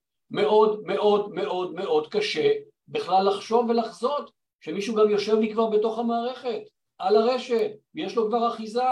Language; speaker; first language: Hebrew; native; Hebrew